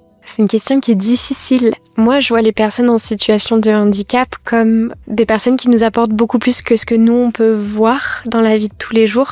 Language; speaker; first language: French; native; French